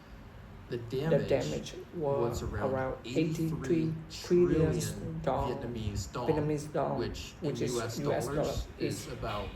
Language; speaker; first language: English; non-native, learner; Vietnamese